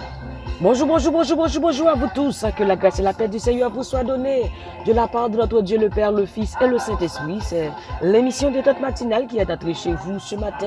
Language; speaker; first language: French; non-native, local second language; Haitian Creole